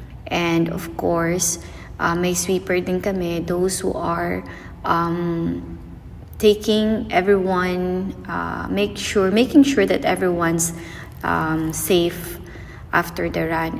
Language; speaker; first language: English; non-native, local second language; Filipino